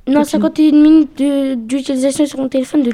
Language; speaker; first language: French; native; French